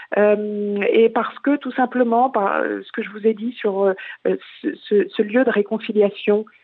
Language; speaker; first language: French; native; French